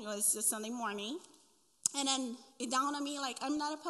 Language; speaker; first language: English; non-native, fluent; Portuguese